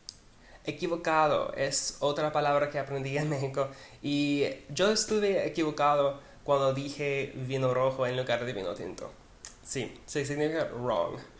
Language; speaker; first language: Spanish; non-native, learner; English